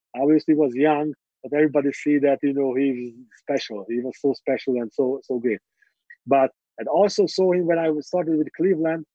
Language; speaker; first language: English; non-native, fluent; Hungarian